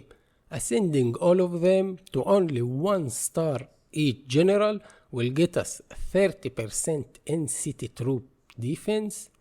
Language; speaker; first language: English; non-native, fluent; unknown